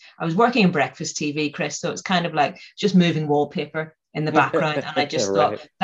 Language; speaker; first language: English; native; English